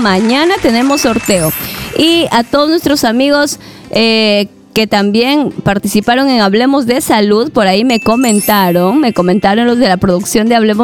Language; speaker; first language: Spanish; native; Spanish